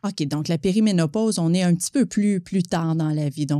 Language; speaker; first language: French; native; French